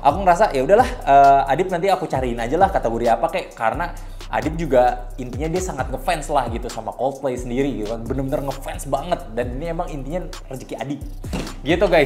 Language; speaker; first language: Indonesian; native; Indonesian